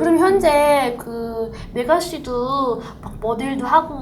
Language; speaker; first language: Korean; non-native, fluent; French